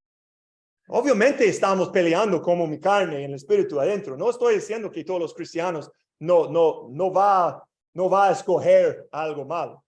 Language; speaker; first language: Spanish; non-native, learner; English